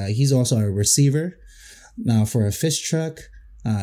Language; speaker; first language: English; non-native, local second language; Filipino